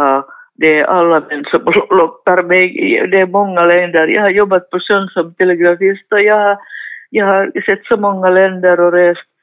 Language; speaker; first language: Swedish; non-native, fluent; Finnish